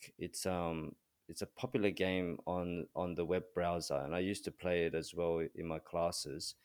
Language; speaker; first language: English; early bilingual, other home language; Korean